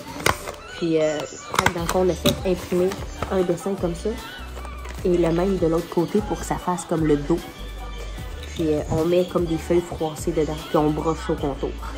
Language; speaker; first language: French; native; French